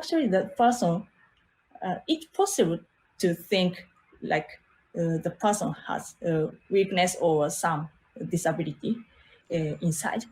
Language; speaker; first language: English; non-native, learner; Japanese